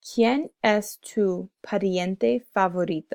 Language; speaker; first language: Spanish; non-native, fluent; English